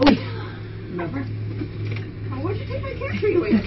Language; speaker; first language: English; native; English